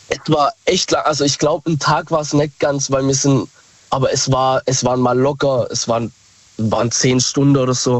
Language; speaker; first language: German; native; German